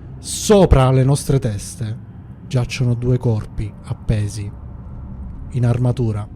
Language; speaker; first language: Italian; native; Italian